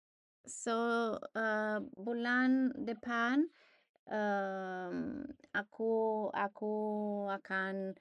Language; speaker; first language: Indonesian; non-native, learner; English